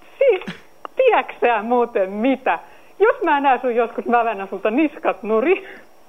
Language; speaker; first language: Finnish; native; Finnish